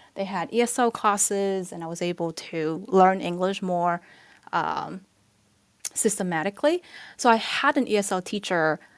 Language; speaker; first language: English; non-native, fluent; Chinese